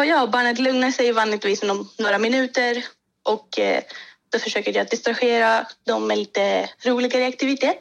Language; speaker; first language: Swedish; non-native, fluent; Greek